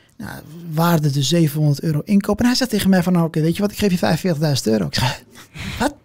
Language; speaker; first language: Dutch; early bilingual, other home language; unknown